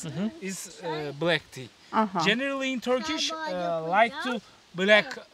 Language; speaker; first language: English; non-native, learner; Turkish